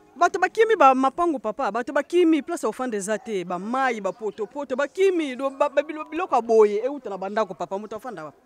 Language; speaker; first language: Lingala; native; Lingala